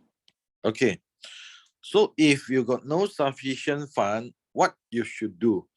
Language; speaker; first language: English; non-native, fluent; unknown